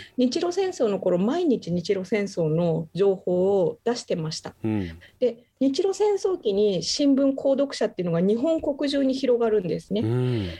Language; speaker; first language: Japanese; native; Japanese